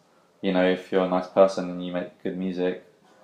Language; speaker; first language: English; native; English